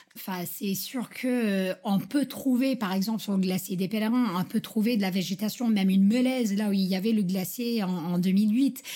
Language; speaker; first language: French; non-native, fluent; English